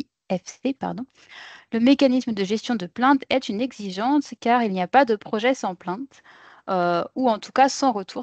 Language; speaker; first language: French; native; French